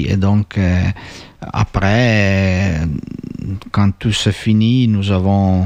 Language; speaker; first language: French; non-native, fluent; Italian